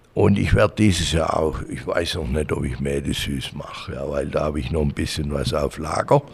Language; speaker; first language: German; native; German